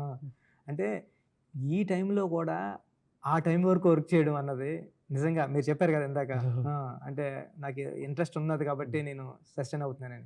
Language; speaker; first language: Telugu; native; Telugu